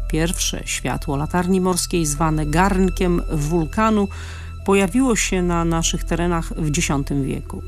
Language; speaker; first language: Polish; native; Polish